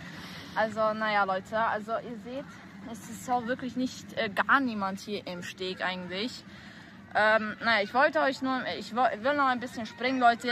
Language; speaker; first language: German; early bilingual, other home language; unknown